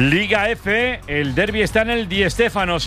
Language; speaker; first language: Spanish; native; Spanish